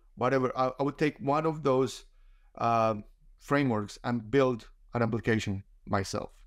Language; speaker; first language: English; non-native, fluent; Spanish